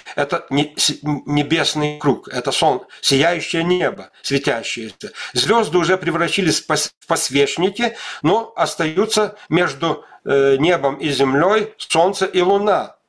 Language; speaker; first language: Russian; non-native, local second language; Lithuanian